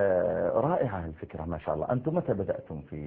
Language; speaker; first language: Arabic; native; Arabic